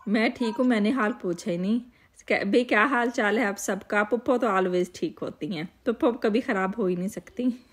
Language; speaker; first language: Urdu; native; Urdu